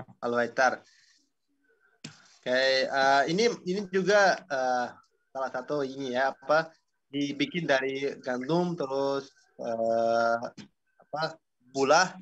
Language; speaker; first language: Indonesian; non-native, fluent; Uzbek